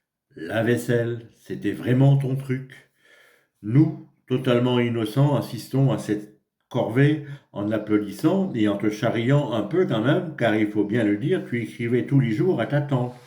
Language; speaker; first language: French; native; French